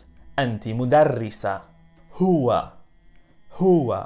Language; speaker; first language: Arabic; non-native, fluent; Polish